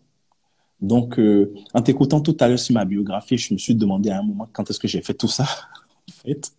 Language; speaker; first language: French; non-native, local second language; Yoruba